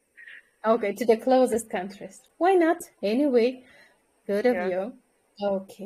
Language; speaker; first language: English; non-native, fluent; Kyrgyz